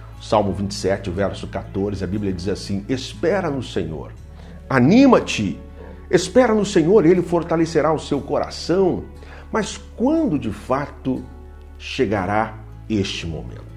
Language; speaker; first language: Portuguese; native; Portuguese